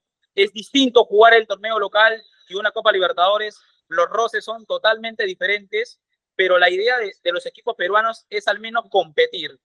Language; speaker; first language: Spanish; native; Spanish